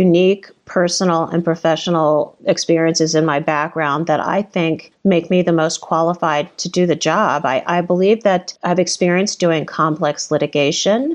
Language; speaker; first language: English; native; English